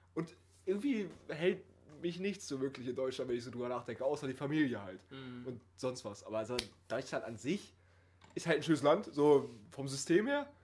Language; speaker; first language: German; native; German